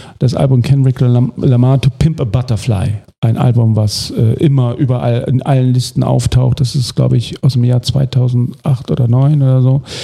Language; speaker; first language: German; native; German